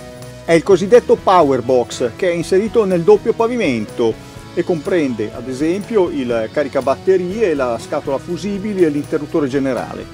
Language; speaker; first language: Italian; native; Italian